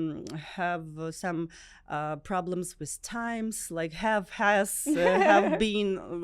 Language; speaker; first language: English; non-native, learner; Ukrainian